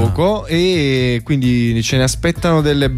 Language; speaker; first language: Italian; native; Italian